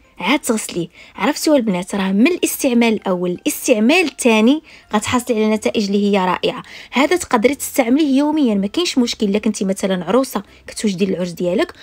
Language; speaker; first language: Arabic; native; Arabic